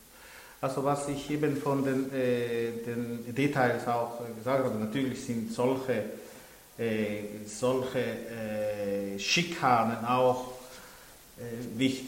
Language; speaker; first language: German; non-native, local second language; French